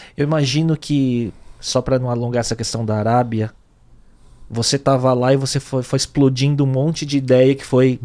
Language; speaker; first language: Portuguese; native; Portuguese